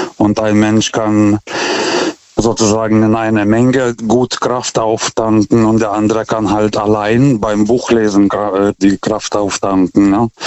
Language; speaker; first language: German; non-native, fluent; Lithuanian